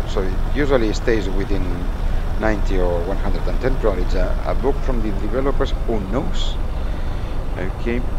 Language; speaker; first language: English; non-native, fluent; Spanish